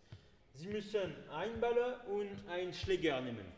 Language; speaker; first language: German; non-native, learner; French